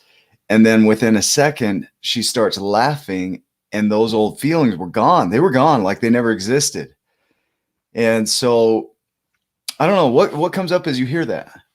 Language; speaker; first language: English; native; English